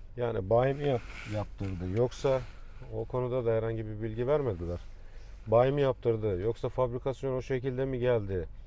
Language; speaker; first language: Turkish; native; Turkish